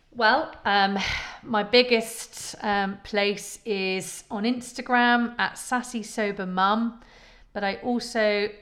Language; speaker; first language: English; native; English